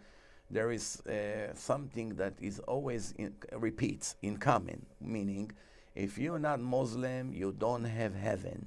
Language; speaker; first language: English; non-native, fluent; Hebrew